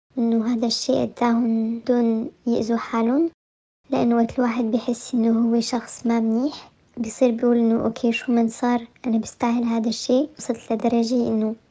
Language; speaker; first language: Arabic; early bilingual, heritage; French